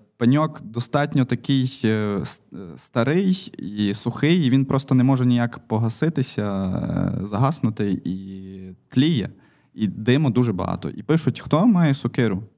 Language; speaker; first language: Ukrainian; non-native, local second language; Russian